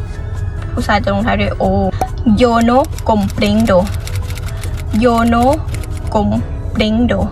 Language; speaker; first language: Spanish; non-native, fluent; Lao